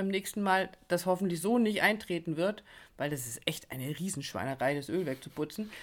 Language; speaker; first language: German; native; German